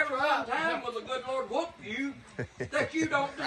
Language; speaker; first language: English; native; English